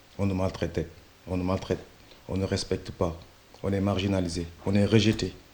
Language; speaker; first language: French; non-native, local second language; Wolof